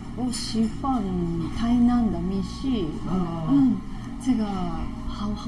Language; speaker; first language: Chinese; non-native, learner; Japanese